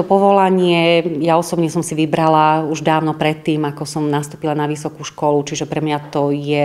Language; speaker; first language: Slovak; native; Slovak